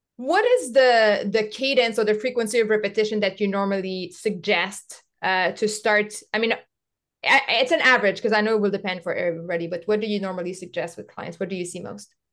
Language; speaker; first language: English; non-native, local second language; French